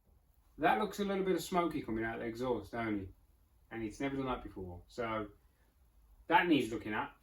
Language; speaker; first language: English; native; English